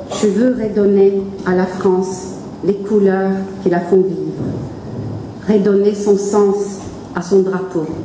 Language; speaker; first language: French; non-native, fluent; Norwegian